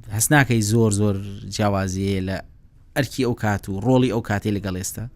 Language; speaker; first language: Central Kurdish; native; Central Kurdish